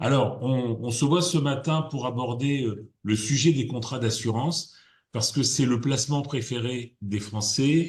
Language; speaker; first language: French; native; French